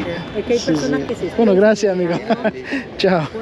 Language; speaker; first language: Spanish; non-native, learner; English